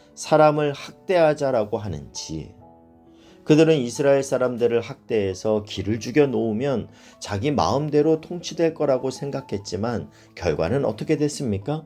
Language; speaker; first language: Korean; native; Korean